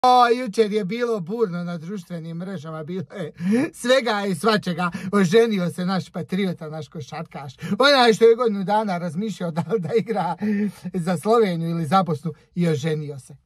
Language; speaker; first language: Croatian; native; Croatian